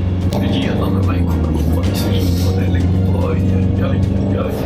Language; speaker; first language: Swedish; native; Swedish